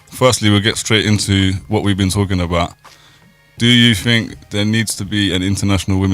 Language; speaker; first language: English; native; English